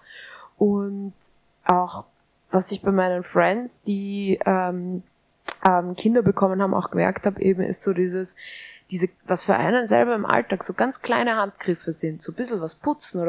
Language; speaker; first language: German; native; German